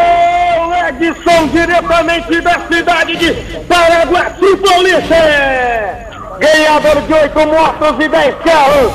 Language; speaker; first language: Portuguese; native; Portuguese